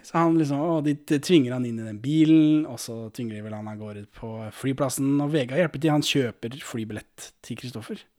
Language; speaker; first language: Norwegian; native; Norwegian